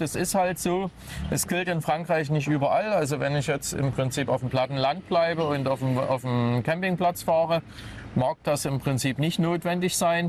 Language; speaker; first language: German; native; German